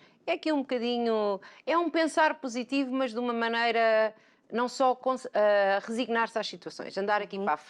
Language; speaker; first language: Portuguese; native; Portuguese